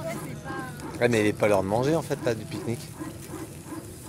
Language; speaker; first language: French; native; French